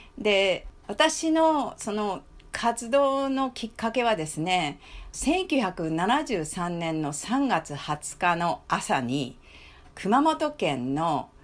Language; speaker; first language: Japanese; native; Japanese